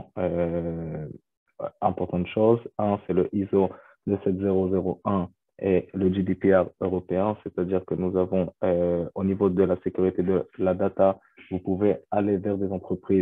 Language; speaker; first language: French; non-native, fluent; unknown